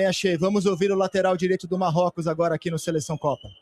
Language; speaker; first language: Portuguese; native; Portuguese